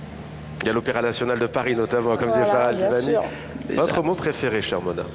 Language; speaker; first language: French; native; French